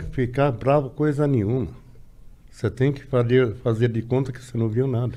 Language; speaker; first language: Portuguese; non-native, fluent; Arabic